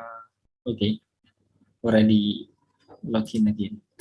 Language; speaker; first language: English; non-native, fluent; Indonesian